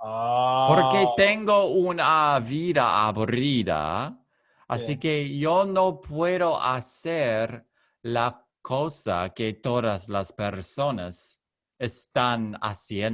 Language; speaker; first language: Spanish; non-native, learner; English